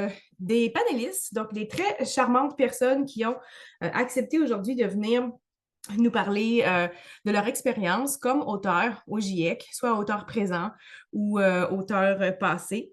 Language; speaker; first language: French; native; French